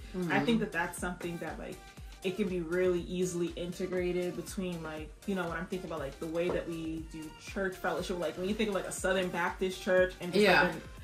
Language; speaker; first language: English; native; English